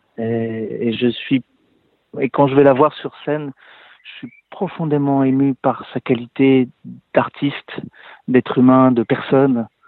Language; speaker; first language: French; native; French